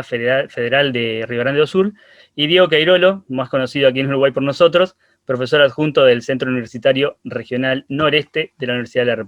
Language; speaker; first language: Spanish; native; Spanish